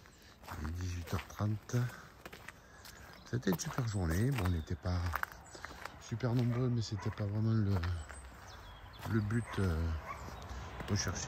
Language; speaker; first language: French; native; French